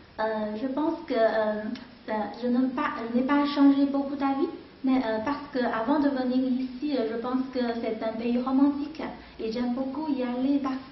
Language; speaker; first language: French; non-native, fluent; Chinese